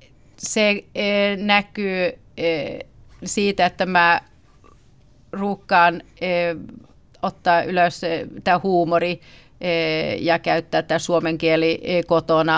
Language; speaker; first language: Finnish; early bilingual, heritage; Swedish